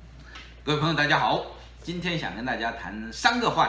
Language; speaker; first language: Chinese; native; Chinese